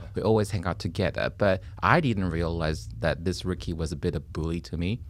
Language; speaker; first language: English; non-native, fluent; Chinese